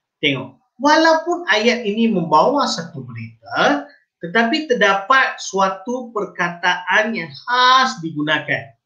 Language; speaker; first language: Malay; non-native, local second language; Tamil